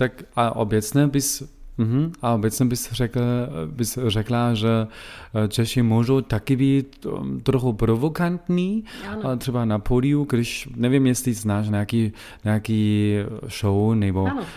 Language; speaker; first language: Czech; non-native, learner; German